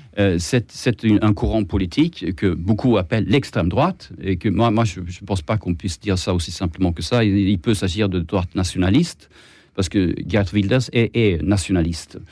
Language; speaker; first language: French; non-native, fluent; Swedish